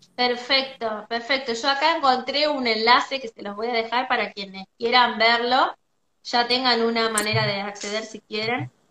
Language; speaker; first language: Spanish; native; Spanish